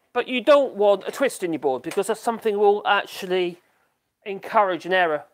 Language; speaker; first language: English; native; English